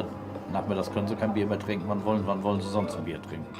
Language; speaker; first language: German; native; German